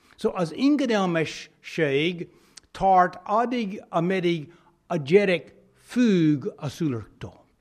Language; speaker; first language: Hungarian; non-native, fluent; English